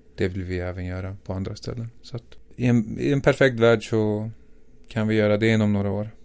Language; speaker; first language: Swedish; early bilingual, other home language; Assyrian Neo-Aramaic